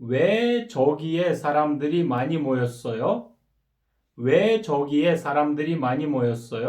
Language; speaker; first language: Korean; non-native, fluent; Kyrgyz